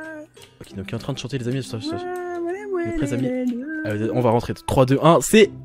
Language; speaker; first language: French; native; French